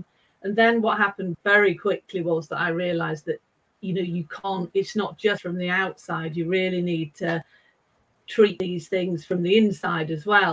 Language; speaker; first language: English; native; English